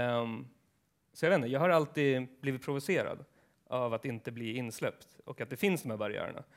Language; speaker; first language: Swedish; early bilingual, other home language; Kurdish